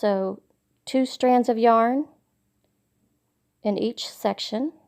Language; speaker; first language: English; native; English